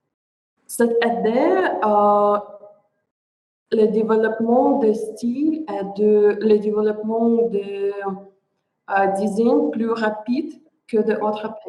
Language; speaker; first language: French; non-native, learner; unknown